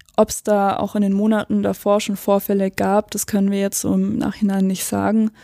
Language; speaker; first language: German; native; German